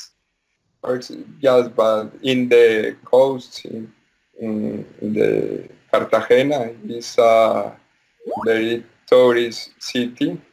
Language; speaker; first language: English; non-native, learner; Spanish